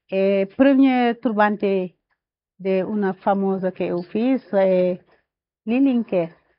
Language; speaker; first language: Portuguese; non-native, learner; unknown